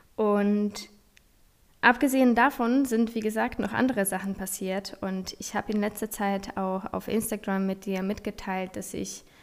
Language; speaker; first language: German; non-native, fluent; Polish